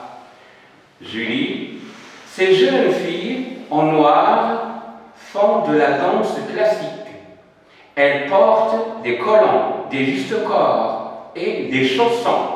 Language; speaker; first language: French; non-native, local second language; Arabic